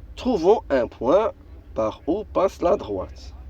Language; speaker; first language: French; non-native, local second language; Arabic